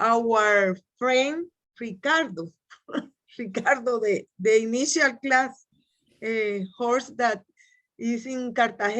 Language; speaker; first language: English; non-native, learner; Spanish